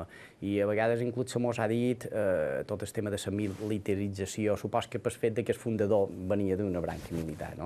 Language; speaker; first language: Catalan; native; Catalan